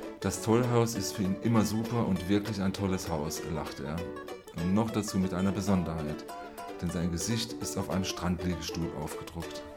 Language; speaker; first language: German; native; German